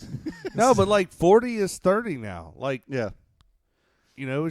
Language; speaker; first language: English; native; English